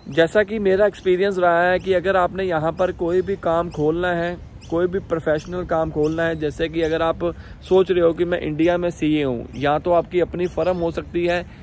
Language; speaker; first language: Hindi; native; Hindi